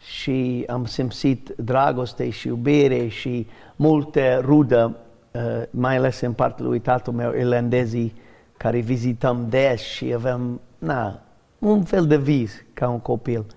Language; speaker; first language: Romanian; non-native, fluent; English